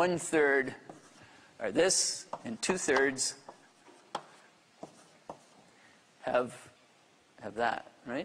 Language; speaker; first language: English; native; English